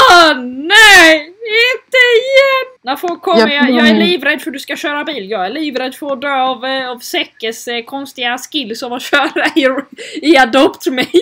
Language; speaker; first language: Swedish; native; Swedish